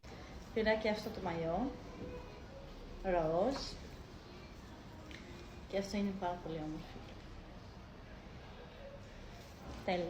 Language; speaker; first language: Greek; non-native, fluent; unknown